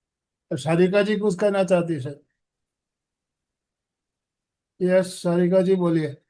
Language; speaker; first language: Hindi; native; Hindi